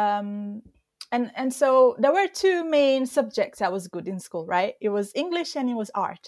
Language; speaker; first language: English; non-native, fluent; Italian